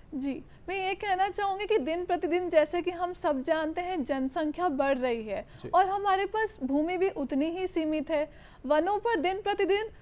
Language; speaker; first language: Hindi; native; Hindi